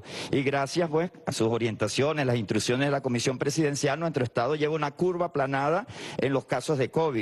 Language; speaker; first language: Spanish; native; Spanish